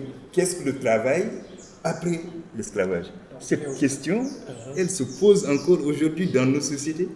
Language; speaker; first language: French; non-native, local second language; Wolof